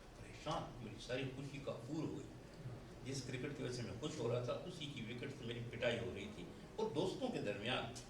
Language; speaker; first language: Urdu; non-native, local second language; Pashto